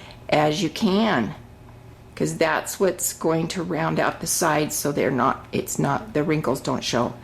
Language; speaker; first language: English; native; English